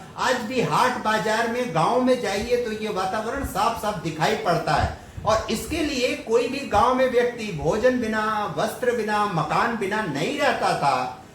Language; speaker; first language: Hindi; native; Hindi